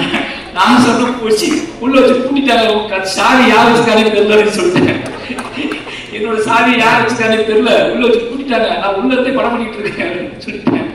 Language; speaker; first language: Tamil; native; Tamil